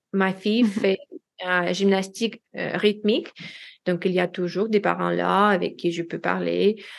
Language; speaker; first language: French; non-native, learner; Russian